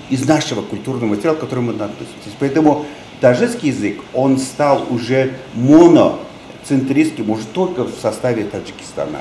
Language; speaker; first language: Russian; non-native, local second language; Tajik